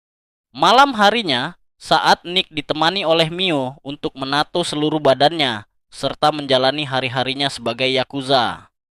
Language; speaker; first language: Indonesian; native; Indonesian